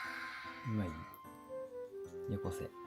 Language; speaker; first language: Japanese; native; Japanese